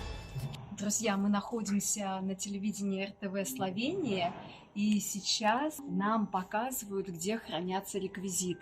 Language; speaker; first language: Russian; native; Russian